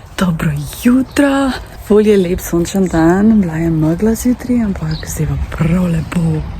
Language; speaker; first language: Slovenian; early bilingual, other home language; Serbian